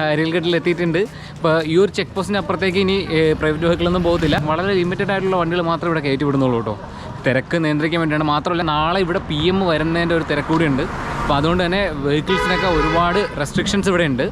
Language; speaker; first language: Malayalam; native; Malayalam